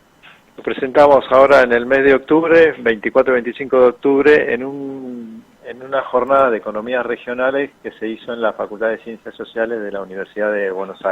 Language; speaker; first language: Spanish; native; Spanish